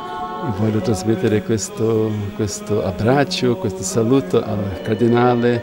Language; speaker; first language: Italian; non-native, fluent; Ukrainian